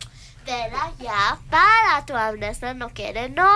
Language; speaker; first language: Spanish; early bilingual, other home language; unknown